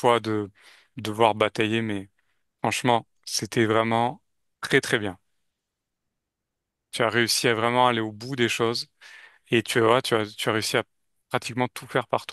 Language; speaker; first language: French; native; French